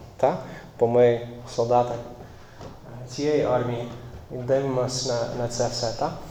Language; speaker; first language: Ukrainian; non-native, fluent; English